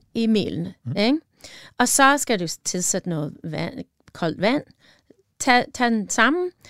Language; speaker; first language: Danish; non-native, learner; English